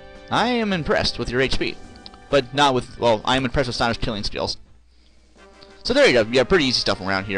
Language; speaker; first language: English; native; English